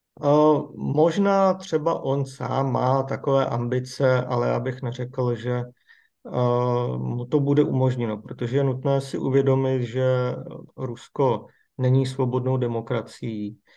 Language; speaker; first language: Czech; native; Czech